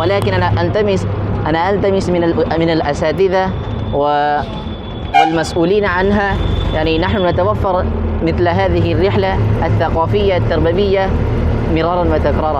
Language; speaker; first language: Arabic; non-native, learner; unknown